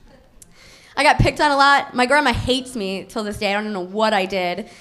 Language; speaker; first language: English; native; English